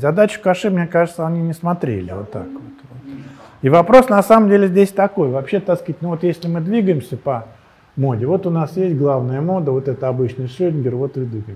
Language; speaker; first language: Russian; native; Russian